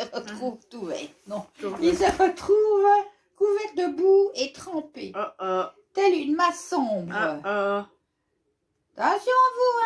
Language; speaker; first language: French; native; French